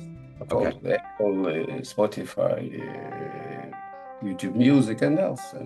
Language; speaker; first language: English; non-native, learner; Russian